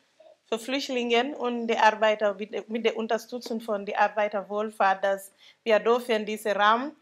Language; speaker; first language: German; non-native, local second language; Mandingo